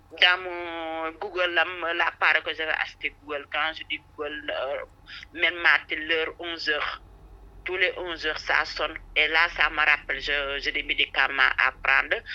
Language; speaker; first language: French; non-native, local second language; Wolof